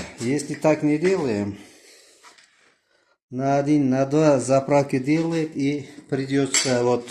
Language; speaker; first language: Russian; non-native, local second language; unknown